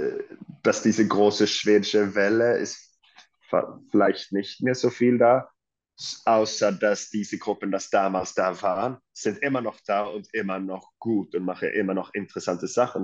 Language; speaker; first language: German; non-native, fluent; Swedish